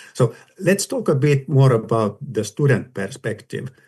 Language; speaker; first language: English; non-native, fluent; Finnish